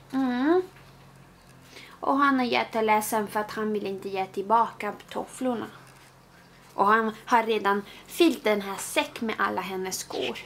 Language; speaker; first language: Swedish; non-native, fluent; Spanish